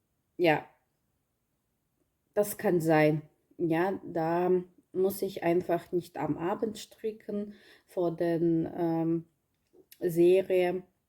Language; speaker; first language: German; non-native, learner; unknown